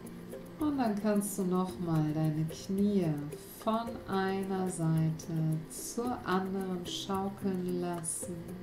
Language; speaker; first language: German; native; German